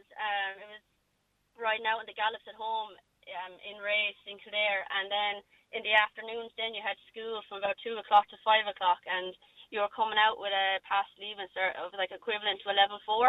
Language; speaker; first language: English; native; English